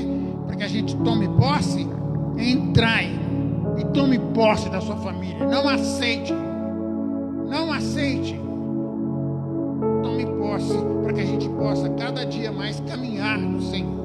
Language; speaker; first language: Portuguese; native; Portuguese